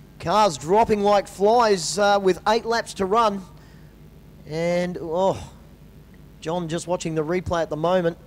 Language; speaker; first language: English; native; English